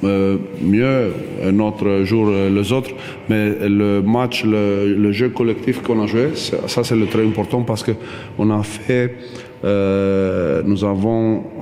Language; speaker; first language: French; non-native, fluent; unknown